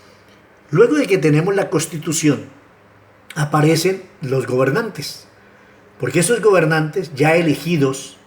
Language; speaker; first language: Spanish; native; Spanish